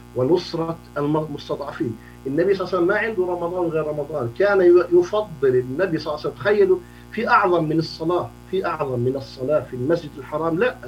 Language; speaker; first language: Arabic; native; Arabic